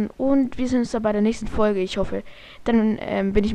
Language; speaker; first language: German; native; German